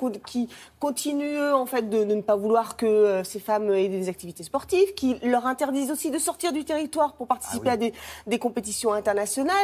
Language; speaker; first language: French; native; French